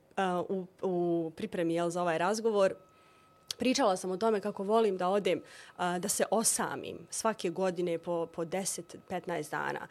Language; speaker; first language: Bosnian; native; Bosnian